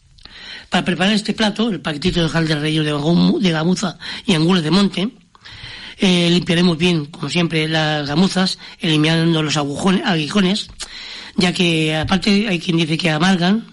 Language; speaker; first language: Spanish; native; Spanish